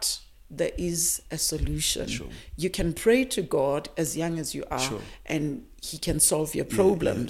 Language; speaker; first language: English; non-native, local second language; Zulu